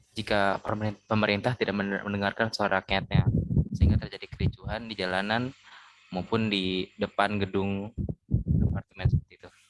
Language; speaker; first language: Indonesian; native; Indonesian